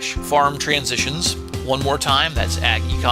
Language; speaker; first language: English; native; English